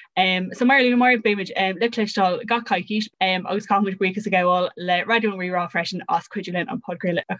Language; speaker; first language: Irish; non-native, local second language; English